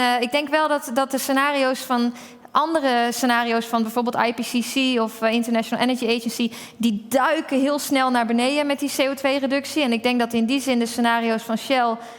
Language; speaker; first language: Dutch; native; Dutch